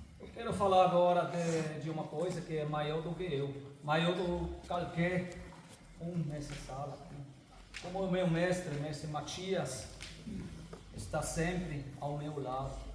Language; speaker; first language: Portuguese; non-native, fluent; German